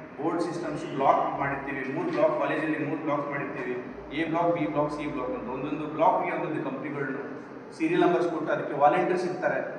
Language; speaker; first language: Kannada; native; Kannada